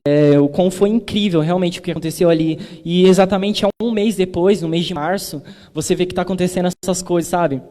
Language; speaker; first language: Portuguese; native; Portuguese